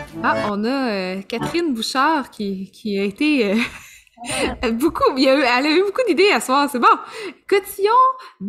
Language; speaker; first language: French; native; French